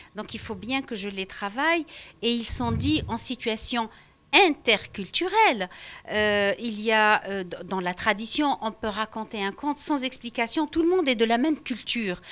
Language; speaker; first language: French; native; French